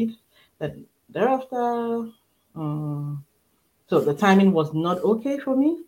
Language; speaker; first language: English; non-native, local second language; Yoruba